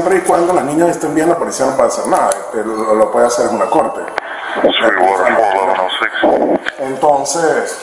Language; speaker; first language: Spanish; native; Spanish